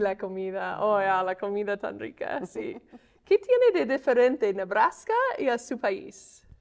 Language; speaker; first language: Spanish; non-native, fluent; English